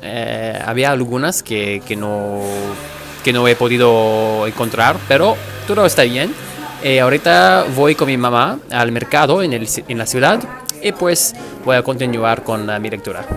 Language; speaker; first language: Spanish; non-native, fluent; English